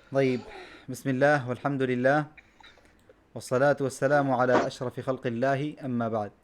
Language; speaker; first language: Arabic; non-native, fluent; Bangla